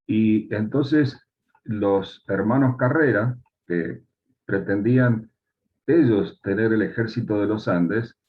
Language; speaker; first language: Spanish; native; Spanish